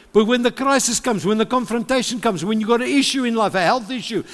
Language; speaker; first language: English; non-native, local second language; Afrikaans